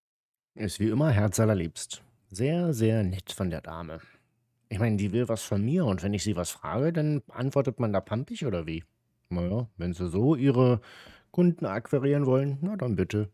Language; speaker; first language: German; native; German